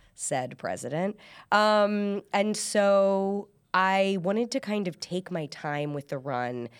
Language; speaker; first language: English; early bilingual, other home language; Persian